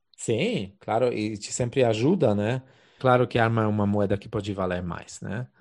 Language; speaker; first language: Portuguese; non-native, fluent; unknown